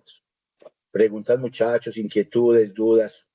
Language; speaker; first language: Spanish; native; Spanish